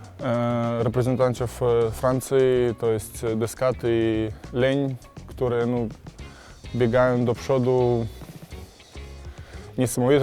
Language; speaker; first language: Polish; non-native, fluent; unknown